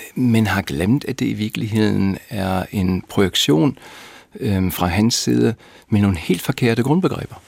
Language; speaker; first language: Danish; native; Danish